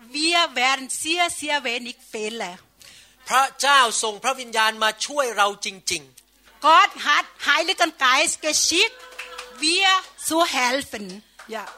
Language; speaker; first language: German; non-native, learner; Thai